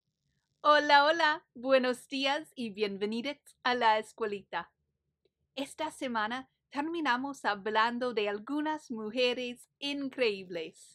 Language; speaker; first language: Spanish; early bilingual, heritage; Spanish